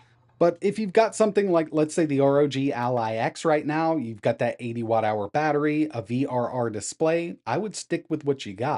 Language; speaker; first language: English; native; English